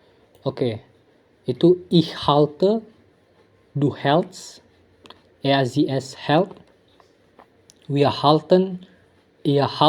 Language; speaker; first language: German; non-native, fluent; Indonesian